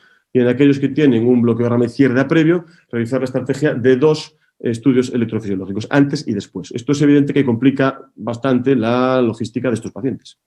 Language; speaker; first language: Spanish; native; Spanish